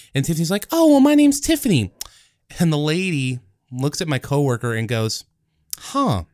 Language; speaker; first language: English; early bilingual, other home language; Spanish